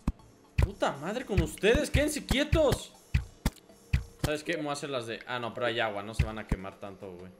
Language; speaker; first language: Spanish; native; Spanish